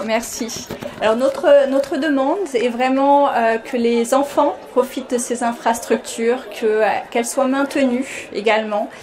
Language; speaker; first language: French; non-native, local second language; Wolof